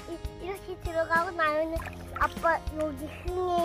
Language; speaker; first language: Korean; early bilingual, heritage; Korean